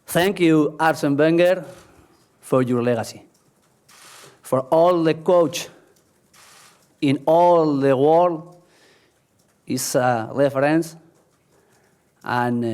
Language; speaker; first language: English; non-native, learner; Spanish